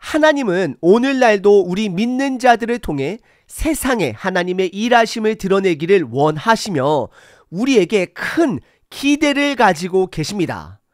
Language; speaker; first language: Korean; native; Korean